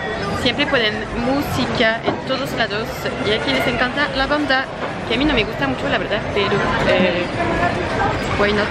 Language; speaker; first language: Spanish; non-native, fluent; French